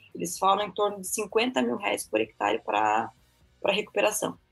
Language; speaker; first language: Portuguese; native; Portuguese